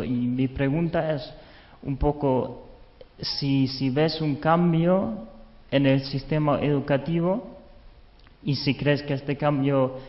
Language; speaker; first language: Spanish; non-native, fluent; German